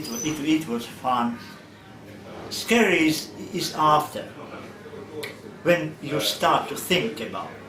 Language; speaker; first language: English; non-native, learner; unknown